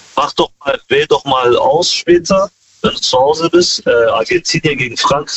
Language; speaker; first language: German; early bilingual, other home language; Kurdish